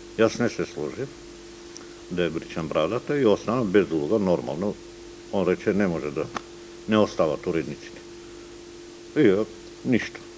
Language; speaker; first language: Macedonian; non-native, local second language; Turkish